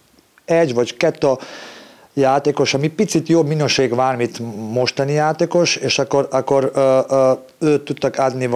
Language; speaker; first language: Hungarian; non-native, learner; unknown